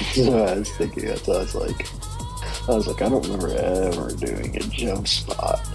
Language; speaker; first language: English; native; English